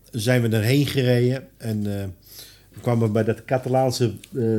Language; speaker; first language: Dutch; non-native, fluent; Italian